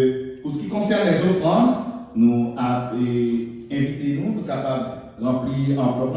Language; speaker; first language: French; non-native, local second language; Haitian Creole